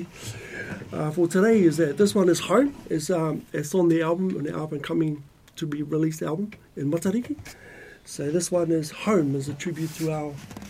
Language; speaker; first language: English; native; English